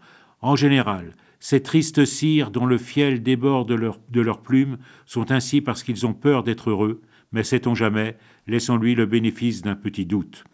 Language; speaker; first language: French; native; French